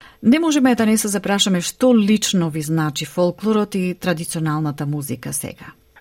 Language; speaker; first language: Macedonian; native; Macedonian